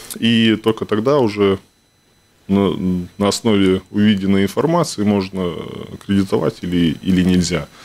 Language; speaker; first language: Russian; non-native, local second language; Latvian